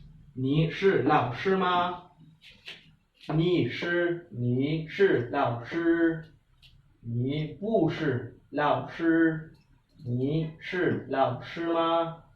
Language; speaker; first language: Chinese; non-native, fluent; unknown